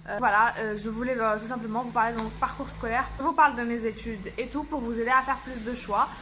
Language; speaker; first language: French; early bilingual, other home language; Arabic